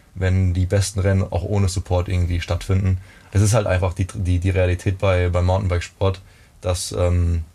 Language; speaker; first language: German; native; German